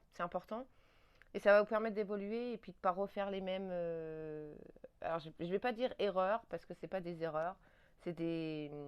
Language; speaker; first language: French; native; French